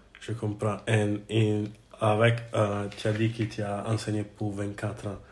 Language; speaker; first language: French; non-native, learner; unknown